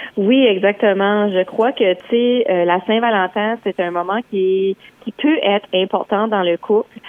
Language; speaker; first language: French; native; French